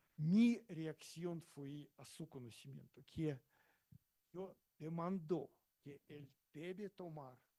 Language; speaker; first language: Spanish; non-native, learner; Russian